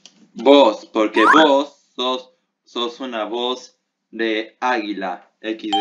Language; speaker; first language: Spanish; native; Spanish